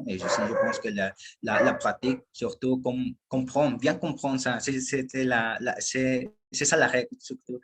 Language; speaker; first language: French; non-native, learner; Spanish